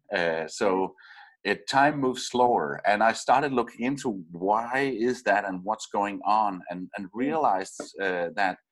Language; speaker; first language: English; non-native, fluent; Danish